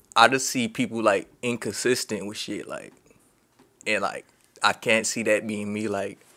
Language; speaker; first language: English; native; English